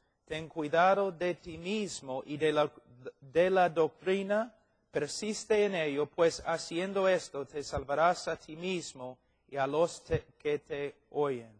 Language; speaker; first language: Spanish; non-native, fluent; English